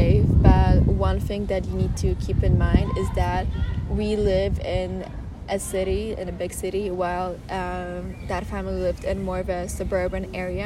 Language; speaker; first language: English; non-native, fluent; Polish